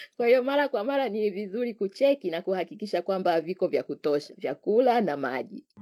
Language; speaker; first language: Swahili; native; Swahili